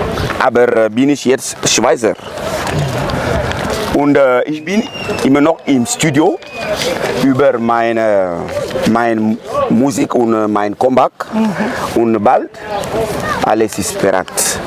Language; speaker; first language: German; non-native, learner; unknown